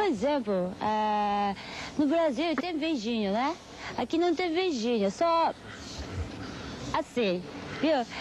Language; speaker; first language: Portuguese; non-native, fluent; Japanese